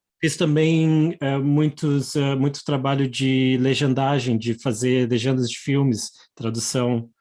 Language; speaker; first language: Portuguese; native; Portuguese